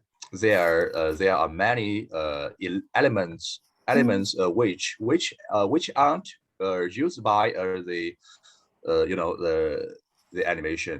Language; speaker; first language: English; non-native, learner; Chinese